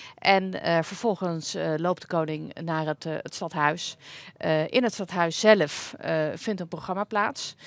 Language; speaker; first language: Dutch; native; Dutch